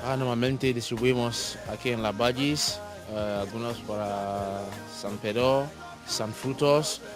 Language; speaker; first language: Spanish; non-native, fluent; Yoruba